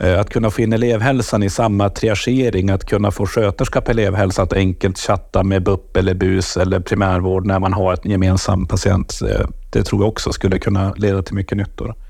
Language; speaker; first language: Swedish; native; Swedish